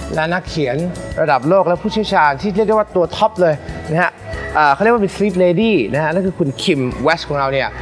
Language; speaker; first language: Thai; native; Thai